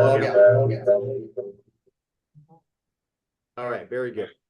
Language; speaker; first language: English; native; English